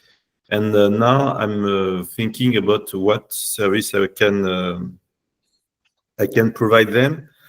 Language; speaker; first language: English; non-native, learner; French